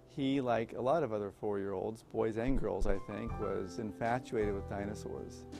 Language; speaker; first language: English; native; English